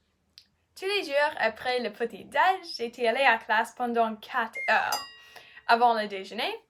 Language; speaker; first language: French; non-native, learner; English